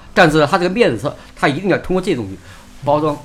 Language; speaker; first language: Chinese; native; Chinese